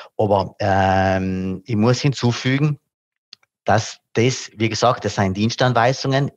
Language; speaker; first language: German; non-native, local second language; Italian